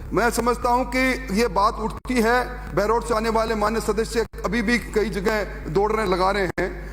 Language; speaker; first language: Hindi; native; Hindi